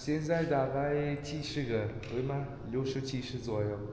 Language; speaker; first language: Chinese; non-native, learner; Turkmen